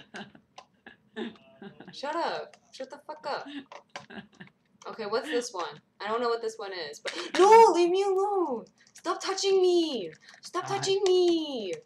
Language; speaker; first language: English; native; English